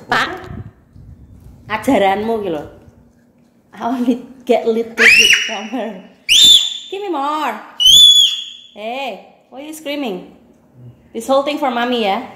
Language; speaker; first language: English; non-native, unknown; Javanese